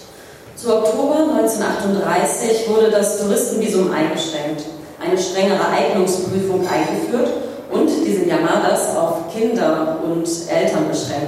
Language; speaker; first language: German; native; German